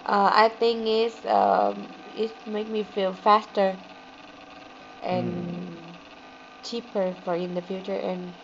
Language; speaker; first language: English; non-native, learner; Vietnamese